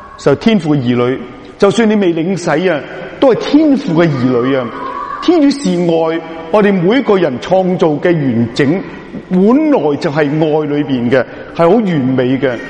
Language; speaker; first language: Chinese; non-native, local second language; Cantonese